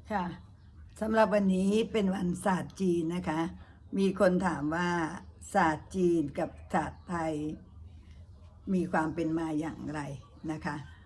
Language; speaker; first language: Thai; native; Thai